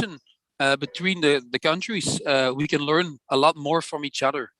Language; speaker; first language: English; non-native, fluent; Dutch